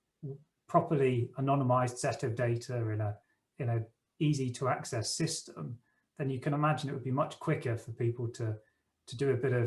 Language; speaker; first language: English; native; English